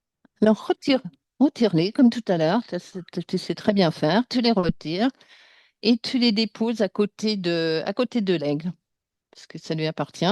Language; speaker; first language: French; native; French